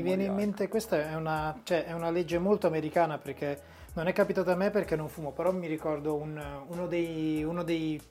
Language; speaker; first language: Italian; native; Italian